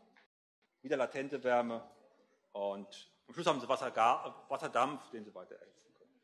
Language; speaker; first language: German; native; German